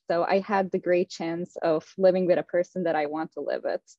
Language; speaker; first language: English; non-native, fluent; Turkish